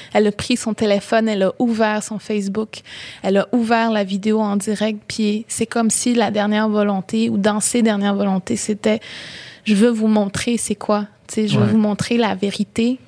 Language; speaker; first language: French; native; French